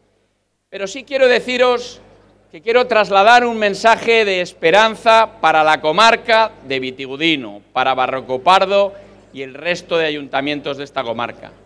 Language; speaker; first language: Spanish; native; Spanish